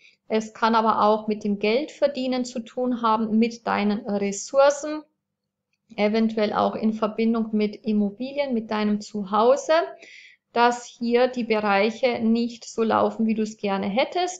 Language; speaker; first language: German; native; German